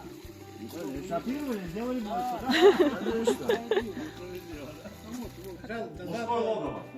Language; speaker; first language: Russian; native; Russian